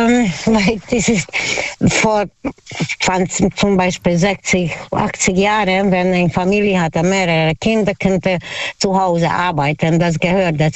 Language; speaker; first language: German; non-native, learner; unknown